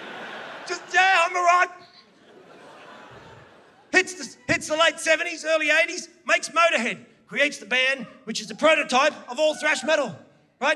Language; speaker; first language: English; native; English